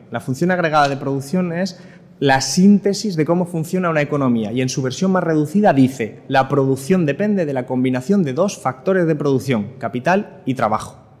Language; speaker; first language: Spanish; native; Spanish